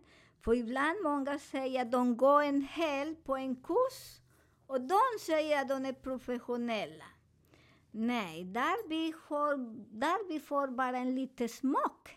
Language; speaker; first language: Swedish; non-native, learner; Spanish